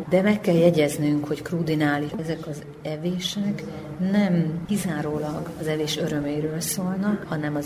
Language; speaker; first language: Hungarian; native; Hungarian